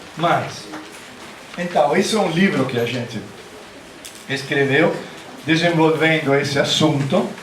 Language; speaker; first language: Portuguese; non-native, fluent; Italian